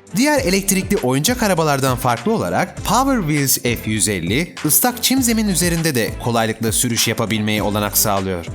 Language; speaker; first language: Turkish; native; Turkish